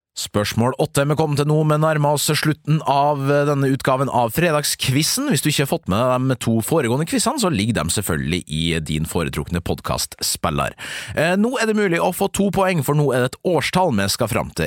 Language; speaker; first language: Norwegian; native; Norwegian